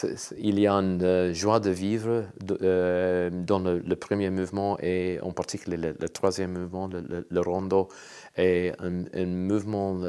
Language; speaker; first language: French; non-native, learner; English